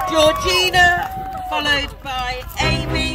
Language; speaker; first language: English; native; English